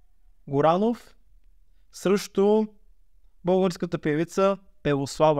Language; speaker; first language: Bulgarian; native; Bulgarian